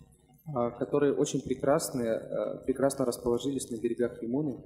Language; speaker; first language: Russian; native; Russian